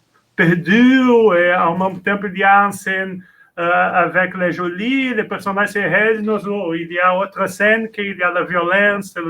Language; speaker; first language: French; non-native, learner; Portuguese